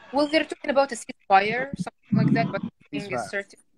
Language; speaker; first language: English; non-native, fluent; Arabic